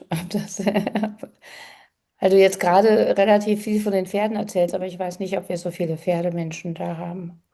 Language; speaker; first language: German; native; German